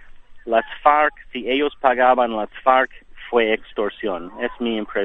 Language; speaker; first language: Spanish; non-native, learner; English